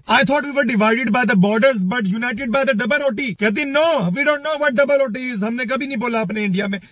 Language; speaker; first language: Urdu; native; Urdu